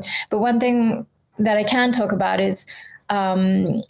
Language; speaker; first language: English; native; English